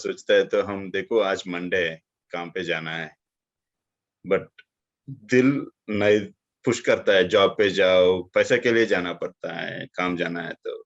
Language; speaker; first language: Hindi; non-native, local second language; Telugu